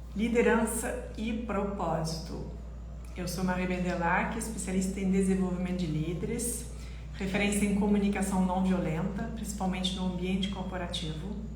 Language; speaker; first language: Portuguese; non-native, fluent; French